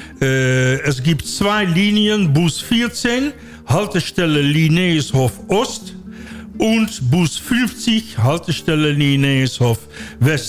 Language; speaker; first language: German; non-native, learner; Dutch